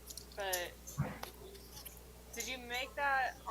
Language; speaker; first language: English; native; English